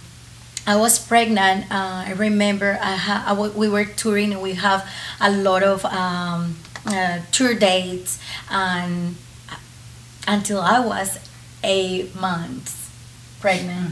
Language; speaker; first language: English; non-native, fluent; Spanish